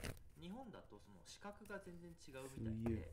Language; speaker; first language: Japanese; native; Japanese